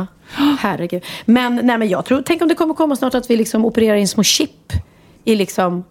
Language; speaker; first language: Swedish; native; Swedish